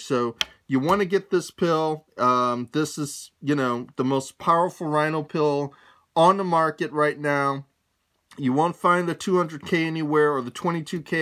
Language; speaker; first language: English; native; English